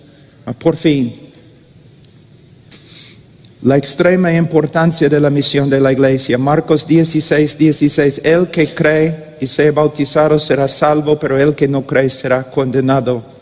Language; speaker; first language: Spanish; non-native, fluent; English